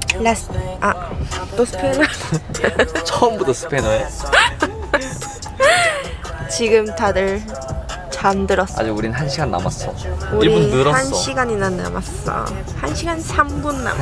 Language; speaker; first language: Korean; early bilingual, heritage; Korean